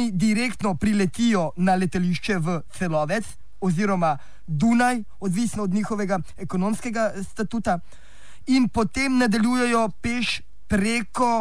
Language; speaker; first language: Slovenian; native; Slovenian